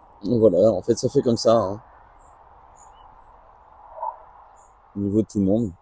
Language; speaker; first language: French; native; French